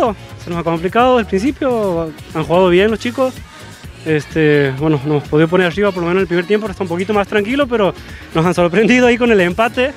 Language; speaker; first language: Spanish; native; Spanish